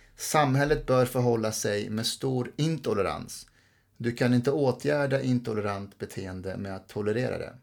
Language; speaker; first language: Swedish; early bilingual, other home language; Persian